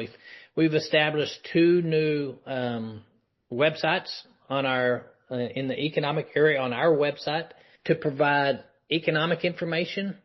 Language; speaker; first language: English; native; English